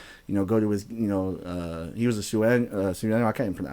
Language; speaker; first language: English; native; English